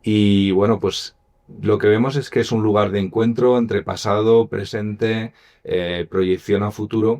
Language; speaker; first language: Spanish; native; Spanish